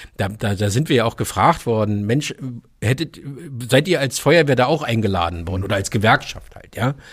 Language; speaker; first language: German; native; German